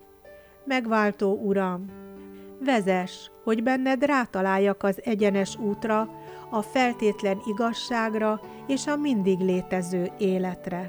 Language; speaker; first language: Hungarian; native; Hungarian